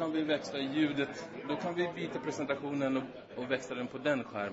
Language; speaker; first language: Swedish; native; Swedish